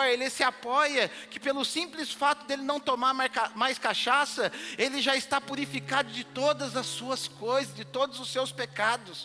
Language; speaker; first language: Portuguese; native; Portuguese